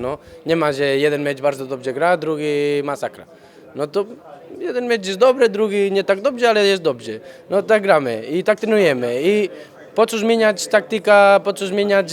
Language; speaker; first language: Polish; non-native, fluent; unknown